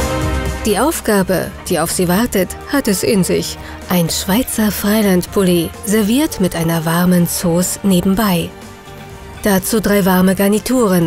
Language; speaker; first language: German; native; German